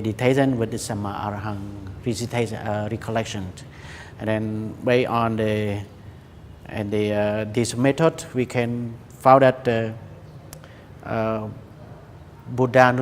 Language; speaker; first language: English; non-native, learner; Khmer